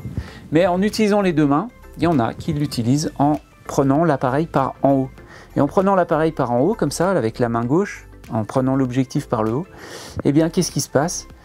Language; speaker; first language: French; native; French